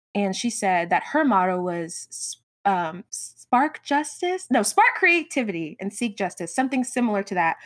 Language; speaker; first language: English; native; English